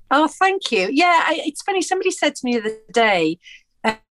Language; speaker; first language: English; native; English